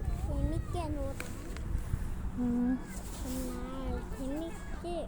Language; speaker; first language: Korean; non-native, local second language; Mongolian